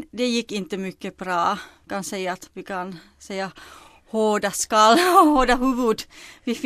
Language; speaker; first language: Swedish; non-native, local second language; Finnish